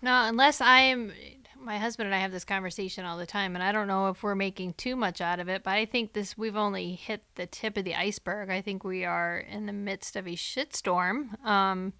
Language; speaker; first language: English; native; English